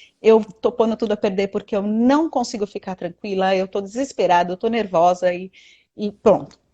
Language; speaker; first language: Portuguese; native; Portuguese